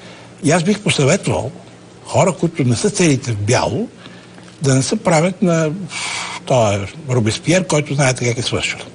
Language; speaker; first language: Bulgarian; native; Bulgarian